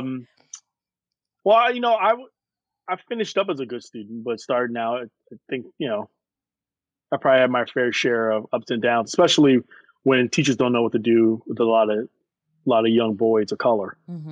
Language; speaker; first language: English; native; English